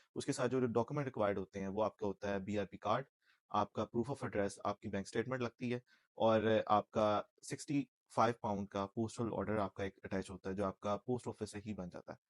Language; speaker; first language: Urdu; non-native, local second language; Punjabi